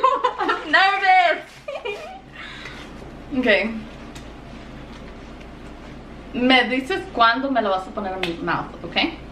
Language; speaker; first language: Spanish; early bilingual, heritage; Spanish